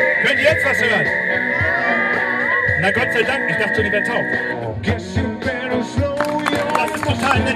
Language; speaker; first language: German; native; German